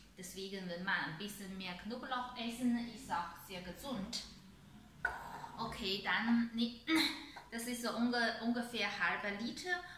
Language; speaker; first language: German; non-native, learner; Chinese